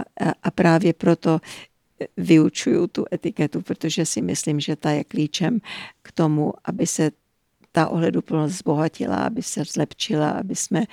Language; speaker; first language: Czech; early bilingual, heritage; Czech